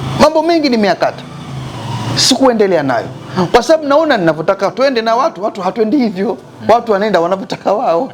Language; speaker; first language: Swahili; native; Swahili